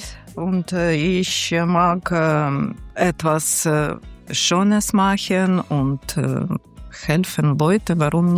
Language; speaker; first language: German; non-native, learner; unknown